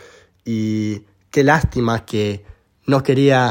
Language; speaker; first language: Spanish; early bilingual, heritage; Spanish